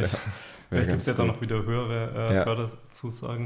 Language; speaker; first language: German; native; German